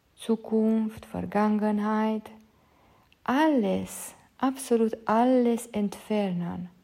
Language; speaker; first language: German; non-native, fluent; Hungarian